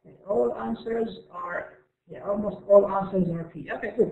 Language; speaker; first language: English; non-native, fluent; Arabic